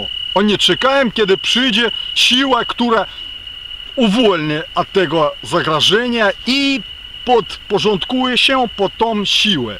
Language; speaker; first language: Polish; non-native, fluent; Ukrainian